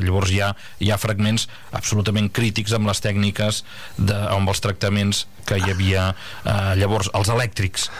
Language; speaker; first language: Catalan; native; Catalan